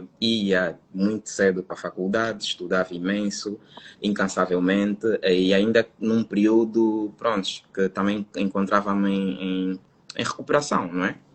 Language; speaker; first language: Portuguese; native; Portuguese